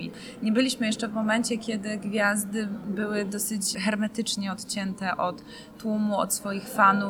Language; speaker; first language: Polish; native; Polish